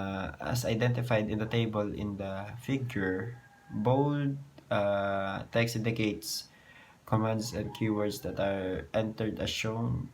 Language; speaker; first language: English; non-native, local second language; Filipino